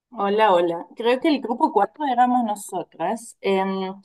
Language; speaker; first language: Spanish; non-native, fluent; German